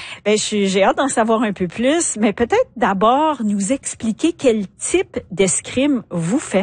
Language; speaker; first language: French; native; French